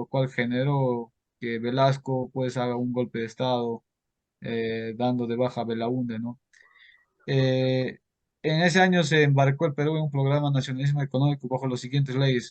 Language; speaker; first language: Spanish; native; Spanish